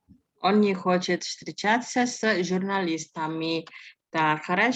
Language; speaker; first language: Russian; non-native, fluent; Indonesian